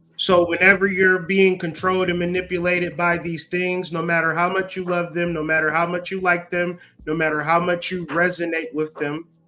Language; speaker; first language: English; native; English